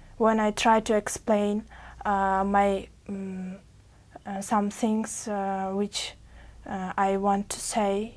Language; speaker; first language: English; non-native, fluent; Uzbek